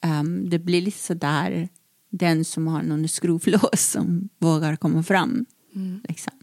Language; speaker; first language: Swedish; non-native, fluent; Persian